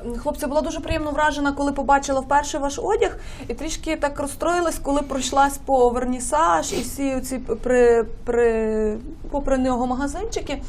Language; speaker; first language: Ukrainian; native; Ukrainian